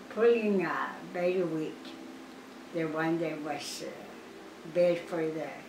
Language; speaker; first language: English; early bilingual, other home language; Spanish